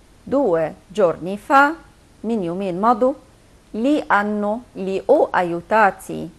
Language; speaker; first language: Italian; non-native, fluent; Arabic